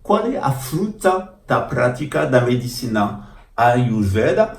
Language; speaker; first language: Portuguese; non-native, fluent; French